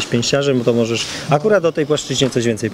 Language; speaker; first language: Polish; native; Polish